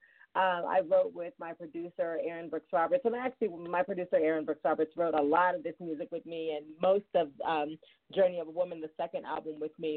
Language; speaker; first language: English; native; English